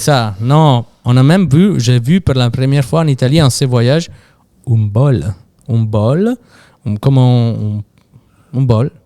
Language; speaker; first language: French; non-native, fluent; Italian